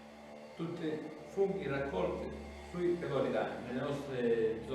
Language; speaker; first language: Italian; native; Italian